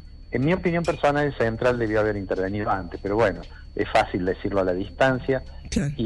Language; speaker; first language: Spanish; native; Spanish